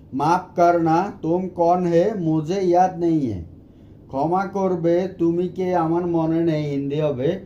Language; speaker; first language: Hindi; non-native, learner; Bangla